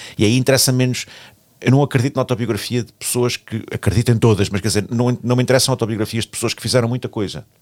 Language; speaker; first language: Portuguese; native; Portuguese